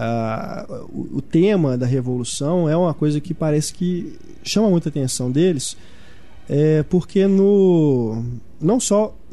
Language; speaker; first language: Portuguese; native; Portuguese